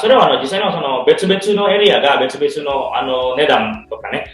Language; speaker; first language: Japanese; non-native, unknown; Indonesian